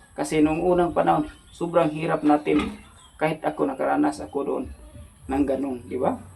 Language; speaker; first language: Filipino; non-native, local second language; Cebuano